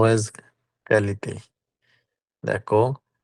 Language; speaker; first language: French; non-native, learner; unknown